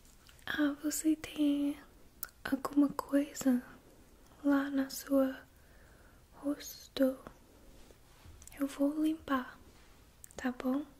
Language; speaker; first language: Portuguese; non-native, learner; English